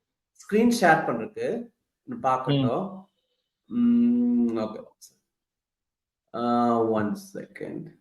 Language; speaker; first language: Tamil; early bilingual, heritage; Tamil